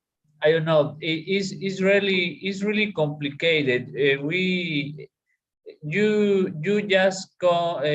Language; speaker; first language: English; non-native, learner; Spanish